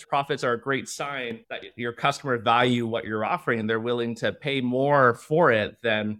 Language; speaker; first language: English; early bilingual, other home language; Chinese